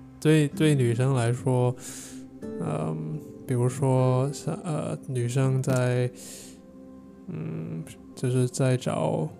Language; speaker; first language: Chinese; non-native, learner; English